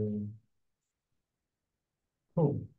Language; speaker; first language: English; non-native, learner; Vietnamese